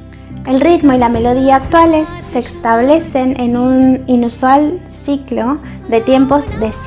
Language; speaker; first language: Spanish; native; Spanish